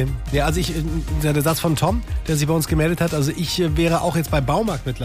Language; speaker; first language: German; native; German